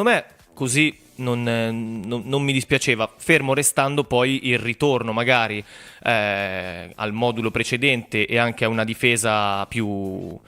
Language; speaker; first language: Italian; native; Italian